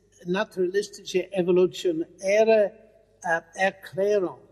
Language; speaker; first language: German; non-native, fluent; English